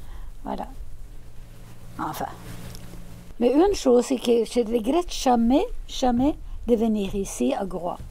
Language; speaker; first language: French; non-native, fluent; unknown